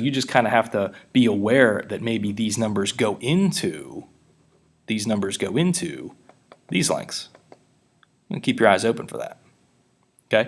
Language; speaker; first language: English; native; English